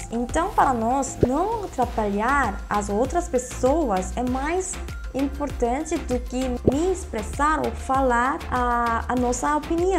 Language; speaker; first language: Portuguese; non-native, fluent; Korean